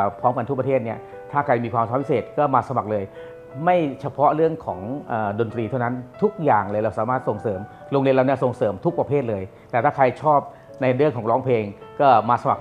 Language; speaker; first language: Thai; native; Thai